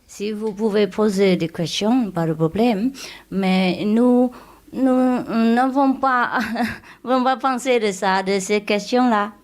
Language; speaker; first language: French; non-native, learner; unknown